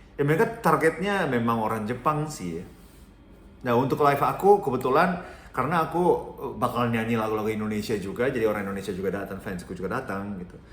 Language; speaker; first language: Indonesian; non-native, fluent; Japanese